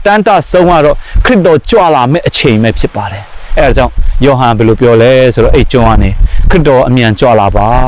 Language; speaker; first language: Burmese; non-native, fluent; Mizo